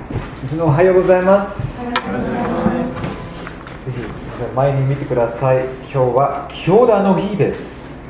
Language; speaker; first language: Japanese; non-native, fluent; German